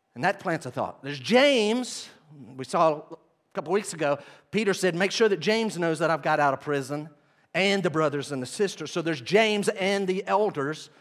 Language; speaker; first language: English; native; English